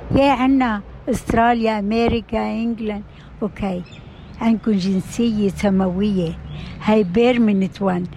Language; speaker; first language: Arabic; native; Arabic